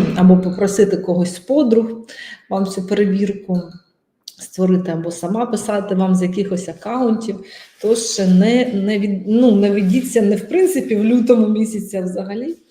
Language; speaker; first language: Ukrainian; non-native, local second language; Russian